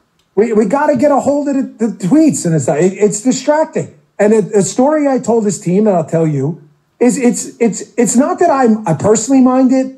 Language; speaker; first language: English; native; English